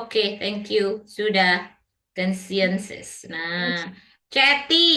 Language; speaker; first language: English; non-native, learner; Indonesian